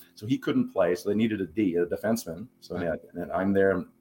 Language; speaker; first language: English; non-native, fluent; German